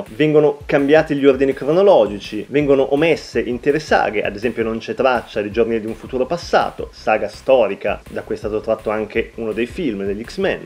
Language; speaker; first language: Italian; native; Italian